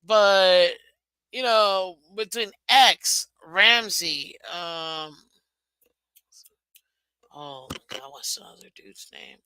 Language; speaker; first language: English; native; English